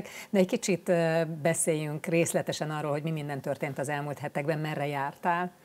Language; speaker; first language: Hungarian; native; Hungarian